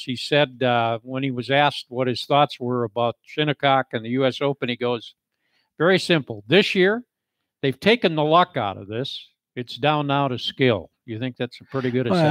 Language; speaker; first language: English; native; English